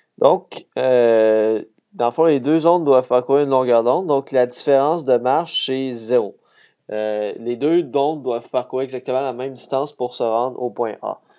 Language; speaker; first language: French; native; French